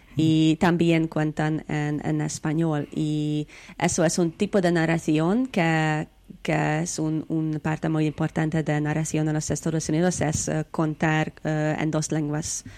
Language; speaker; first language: Spanish; non-native, learner; Hungarian